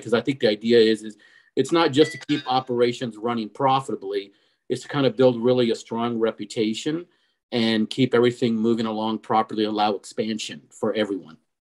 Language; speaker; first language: English; early bilingual, other home language; Spanish